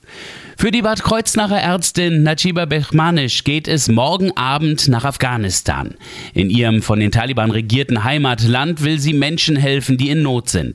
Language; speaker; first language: German; native; German